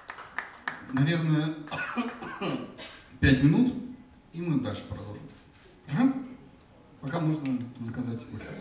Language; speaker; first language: Russian; native; Russian